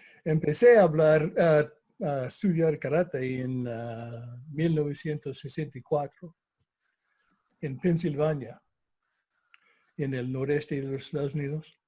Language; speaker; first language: Spanish; non-native, fluent; English